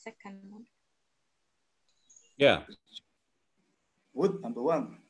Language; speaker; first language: English; non-native, learner; Indonesian